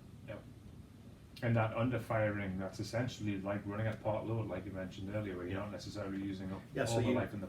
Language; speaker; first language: English; native; English